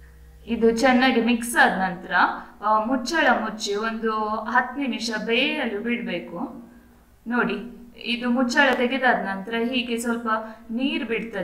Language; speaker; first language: Kannada; native; Kannada